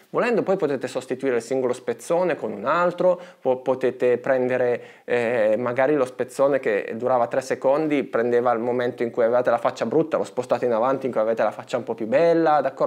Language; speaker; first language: Italian; native; Italian